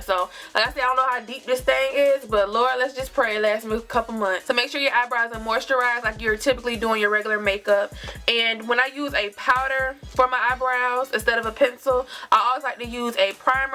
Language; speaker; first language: English; native; English